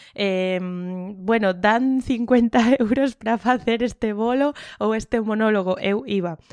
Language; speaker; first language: Galician; non-native, local second language; Spanish